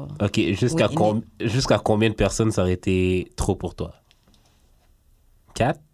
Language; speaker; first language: French; native; French